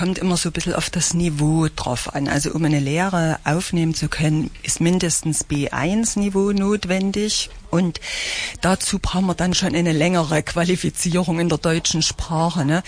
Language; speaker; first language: German; native; German